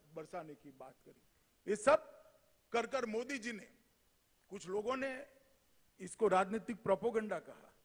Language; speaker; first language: Hindi; non-native, local second language; Gujarati